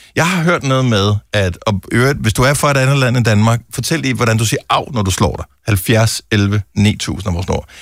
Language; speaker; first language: Danish; native; Danish